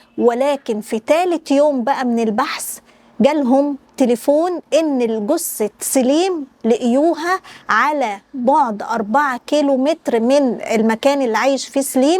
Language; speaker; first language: Arabic; native; Arabic